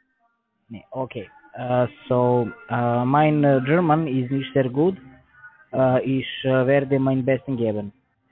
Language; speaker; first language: German; non-native, learner; English